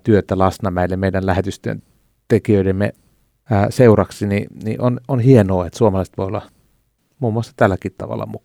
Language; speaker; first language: Finnish; native; Finnish